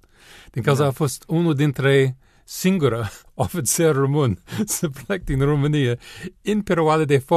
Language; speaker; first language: Romanian; non-native, learner; English